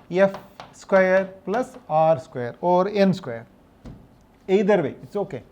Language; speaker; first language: English; non-native, local second language; Malayalam